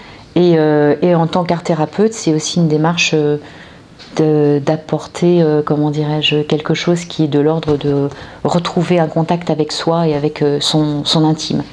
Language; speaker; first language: French; native; French